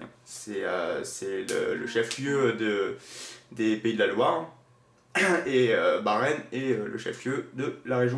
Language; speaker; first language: French; native; French